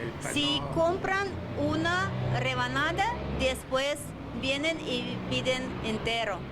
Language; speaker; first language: Spanish; non-native, learner; Russian